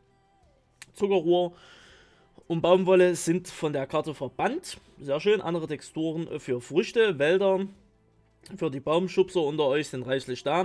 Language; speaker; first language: German; native; German